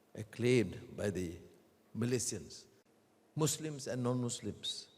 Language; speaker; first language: English; non-native, local second language; Malay